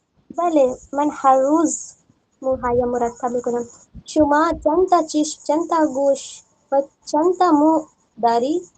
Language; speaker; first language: Persian; non-native, learner; Urdu